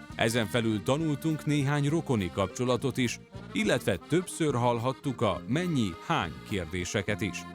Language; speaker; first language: Hungarian; native; Hungarian